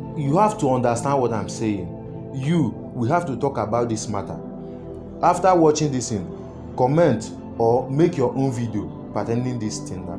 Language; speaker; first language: Nigerian Pidgin; non-native, local second language; Igbo